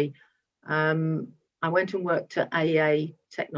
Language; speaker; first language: English; native; English